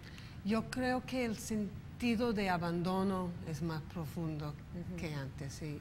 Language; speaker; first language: Spanish; non-native, fluent; English